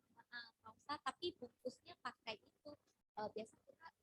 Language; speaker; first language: Indonesian; native; Indonesian